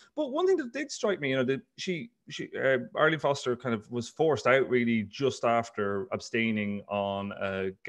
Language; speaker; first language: English; native; English